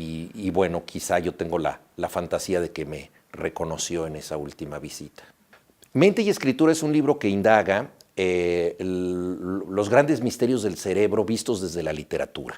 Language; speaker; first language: Spanish; native; Spanish